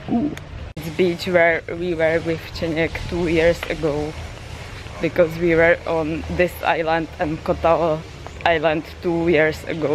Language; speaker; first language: English; non-native, learner; Czech